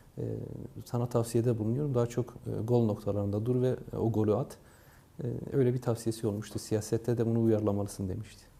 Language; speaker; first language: Turkish; non-native, local second language; Kurdish